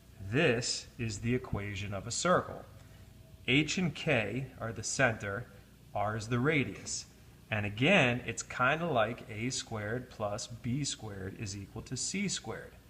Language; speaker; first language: English; native; English